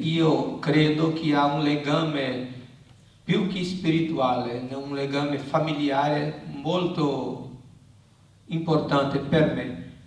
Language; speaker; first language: Italian; non-native, learner; Portuguese